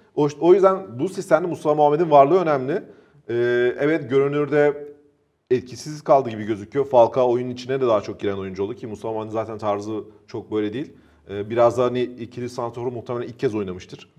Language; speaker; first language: Turkish; native; Turkish